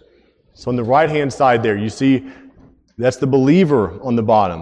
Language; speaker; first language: English; native; English